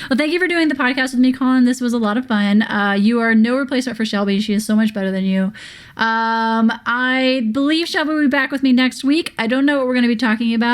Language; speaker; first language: English; native; English